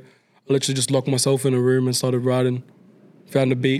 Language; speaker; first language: English; native; English